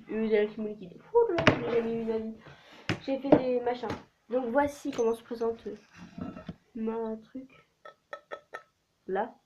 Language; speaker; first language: French; native; French